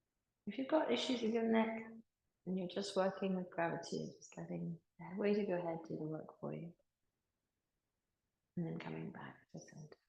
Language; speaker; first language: English; native; English